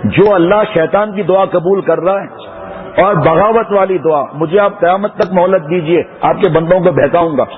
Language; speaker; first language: Urdu; non-native, local second language; Pashto